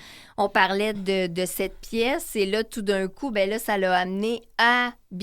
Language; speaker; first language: French; native; French